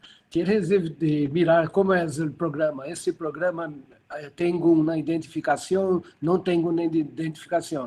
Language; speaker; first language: Spanish; non-native, learner; Portuguese